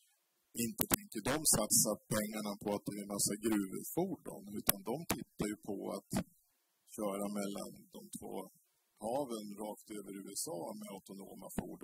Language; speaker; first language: Swedish; native; Swedish